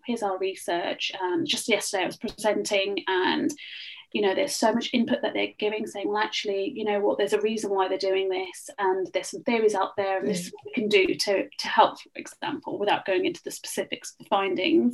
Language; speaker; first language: English; native; English